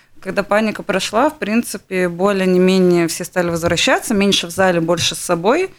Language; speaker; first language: Russian; native; Russian